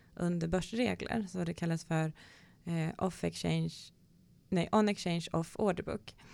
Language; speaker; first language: Swedish; native; Swedish